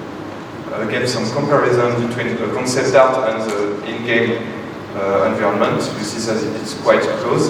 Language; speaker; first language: English; non-native, fluent; French